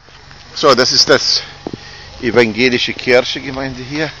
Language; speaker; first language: German; non-native, fluent; Arabic